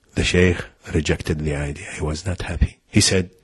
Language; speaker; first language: English; non-native, fluent; Arabic